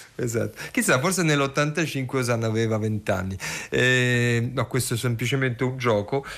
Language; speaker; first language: Italian; native; Italian